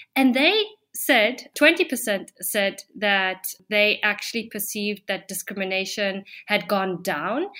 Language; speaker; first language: English; non-native, fluent; German